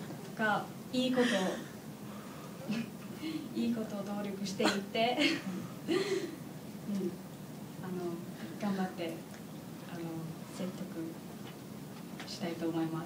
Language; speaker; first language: Japanese; non-native, learner; English